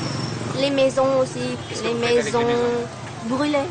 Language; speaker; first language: French; non-native, learner; Vietnamese